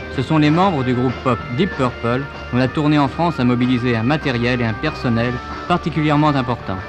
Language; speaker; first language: French; native; French